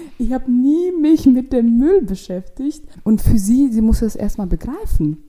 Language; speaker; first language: German; non-native, fluent; Russian